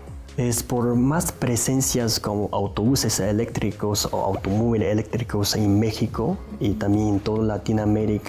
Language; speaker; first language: Spanish; non-native, learner; Chinese